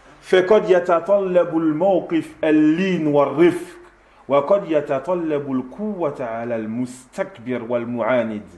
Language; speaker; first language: Arabic; non-native, fluent; French